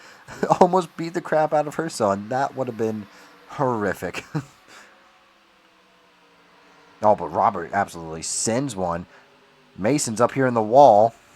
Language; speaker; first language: English; native; English